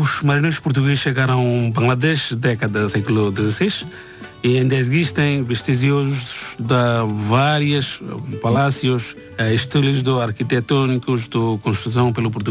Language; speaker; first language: Portuguese; non-native, learner; Bangla